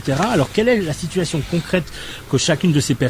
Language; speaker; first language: French; native; French